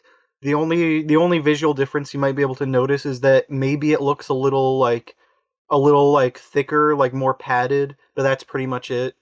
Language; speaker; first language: English; native; English